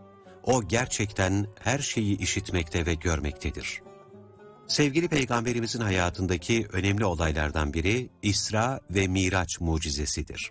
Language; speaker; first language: Turkish; native; Turkish